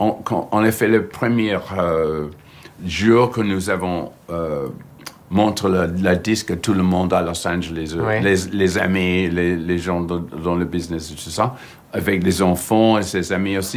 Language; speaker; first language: French; non-native, fluent; English